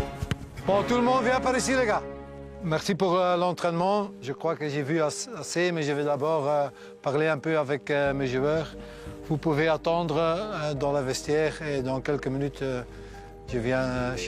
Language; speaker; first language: French; non-native, local second language; Dutch